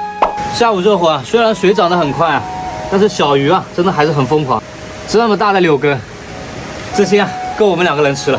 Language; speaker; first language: Chinese; native; Chinese